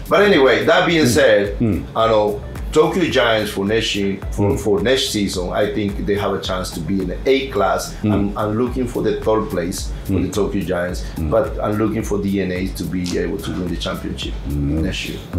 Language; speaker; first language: English; non-native, fluent; Spanish